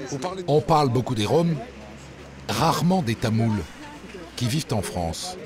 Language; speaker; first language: French; native; French